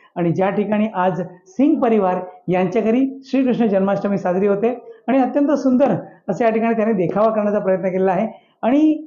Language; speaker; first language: Marathi; non-native, local second language; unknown